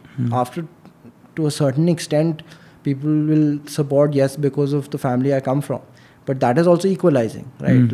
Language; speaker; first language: English; non-native, local second language; Hindi